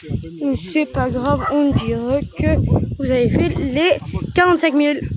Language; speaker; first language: French; native; French